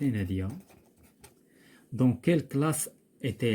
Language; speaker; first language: French; non-native, local second language; Arabic